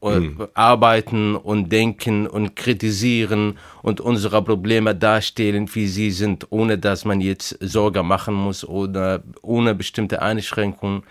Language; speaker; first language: German; non-native, fluent; Arabic